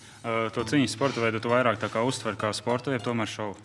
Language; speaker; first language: Latvian; native; Latvian